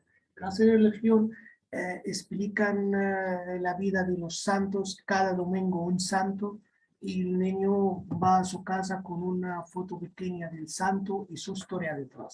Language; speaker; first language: Spanish; non-native, fluent; Arabic